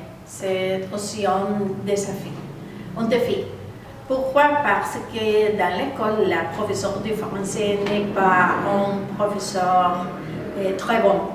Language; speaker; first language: French; non-native, learner; Spanish